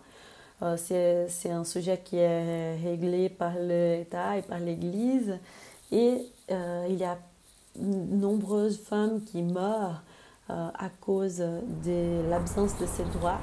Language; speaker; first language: French; non-native, fluent; Spanish